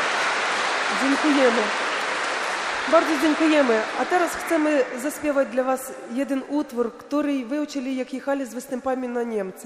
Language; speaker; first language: Polish; non-native, learner; Ukrainian